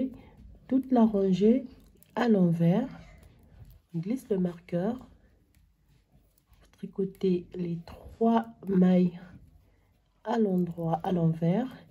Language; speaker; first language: French; non-native, local second language; Arabic